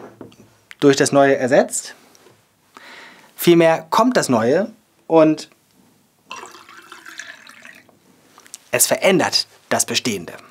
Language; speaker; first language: German; native; German